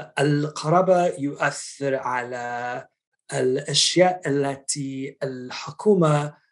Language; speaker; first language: Arabic; non-native, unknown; English